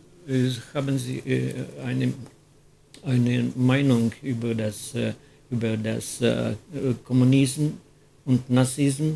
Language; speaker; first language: German; non-native, learner; Russian